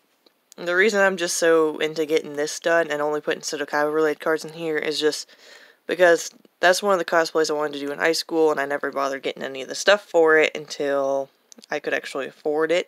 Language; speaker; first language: English; native; English